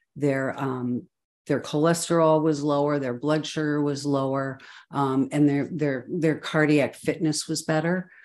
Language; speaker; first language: English; native; English